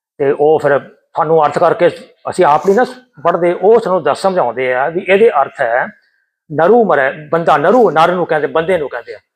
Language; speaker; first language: Punjabi; early bilingual, heritage; Punjabi